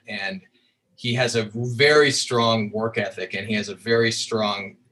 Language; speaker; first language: English; native; English